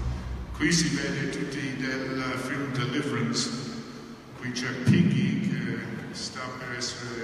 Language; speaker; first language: Italian; non-native, fluent; English